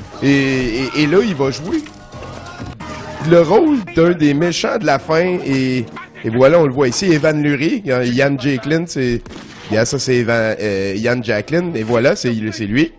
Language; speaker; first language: French; native; French